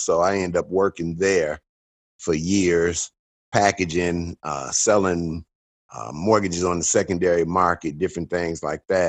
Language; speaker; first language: English; native; English